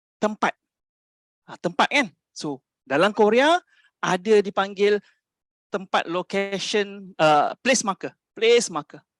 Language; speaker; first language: Malay; native; Malay